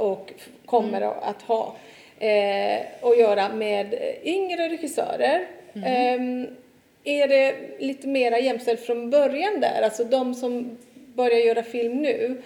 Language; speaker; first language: Swedish; non-native, fluent; Italian